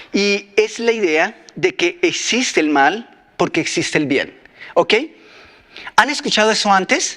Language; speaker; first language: Spanish; native; Spanish